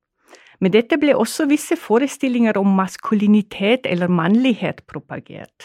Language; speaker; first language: Norwegian; non-native, fluent; German